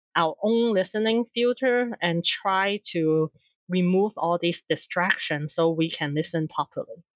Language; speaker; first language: English; non-native, local second language; Cantonese